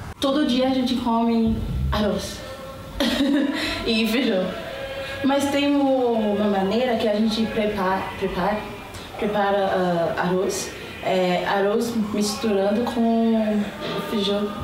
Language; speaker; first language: Portuguese; non-native, fluent; Haitian Creole